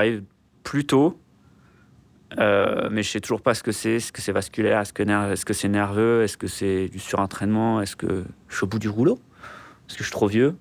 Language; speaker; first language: French; native; French